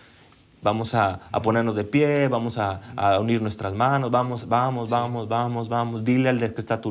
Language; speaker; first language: Spanish; native; Spanish